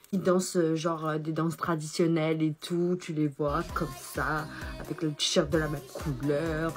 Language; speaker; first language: French; early bilingual, other home language; Chinese